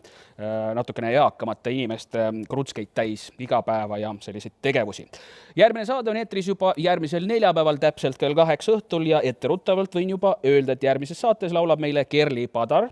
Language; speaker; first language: Estonian; native; Estonian